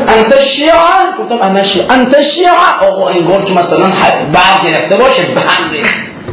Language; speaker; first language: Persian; non-native, local second language; Azerbaijani